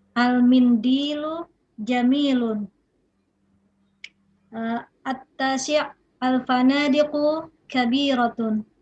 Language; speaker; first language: Arabic; non-native, learner; Indonesian